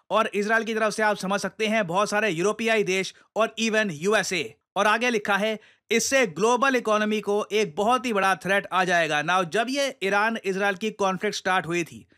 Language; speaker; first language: Hindi; native; Hindi